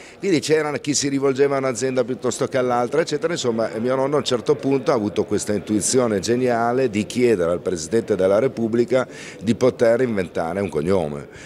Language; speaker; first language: Italian; native; Italian